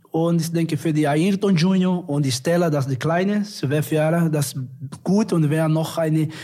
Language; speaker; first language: German; non-native, learner; Portuguese